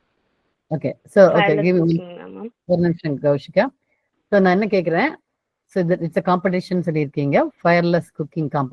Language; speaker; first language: Tamil; native; Tamil